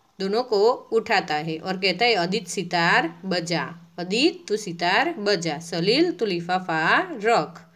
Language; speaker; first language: Hindi; non-native, local second language; Gujarati